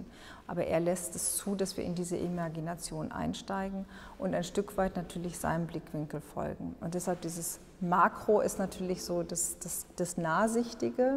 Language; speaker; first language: German; native; German